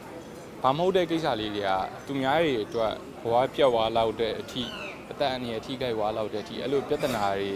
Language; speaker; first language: Burmese; native; Burmese